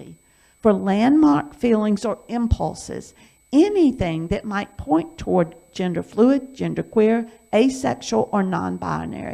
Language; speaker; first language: English; native; English